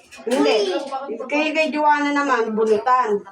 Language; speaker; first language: Filipino; native; Filipino